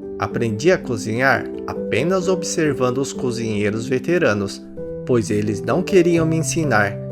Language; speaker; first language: Portuguese; early bilingual, other home language; Japanese